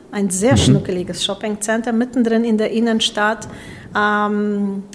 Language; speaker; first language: German; non-native, fluent; Polish